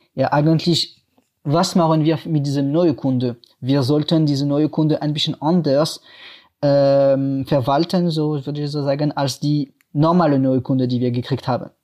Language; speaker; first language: German; non-native, fluent; French